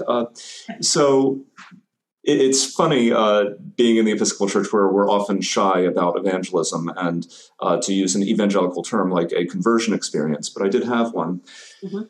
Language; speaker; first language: English; native; English